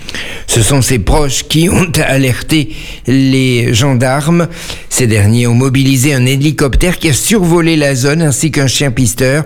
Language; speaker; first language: French; native; French